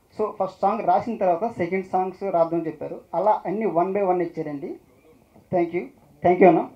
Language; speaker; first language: Telugu; native; Telugu